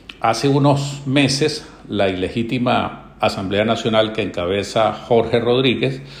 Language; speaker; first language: Spanish; native; Spanish